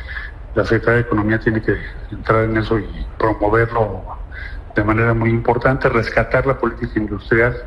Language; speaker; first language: Spanish; native; Spanish